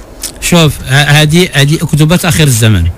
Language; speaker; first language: Arabic; native; Arabic